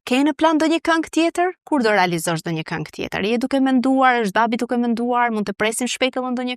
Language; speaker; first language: Albanian; native; Albanian